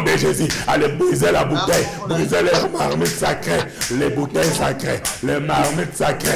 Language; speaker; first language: French; non-native, local second language; Lingala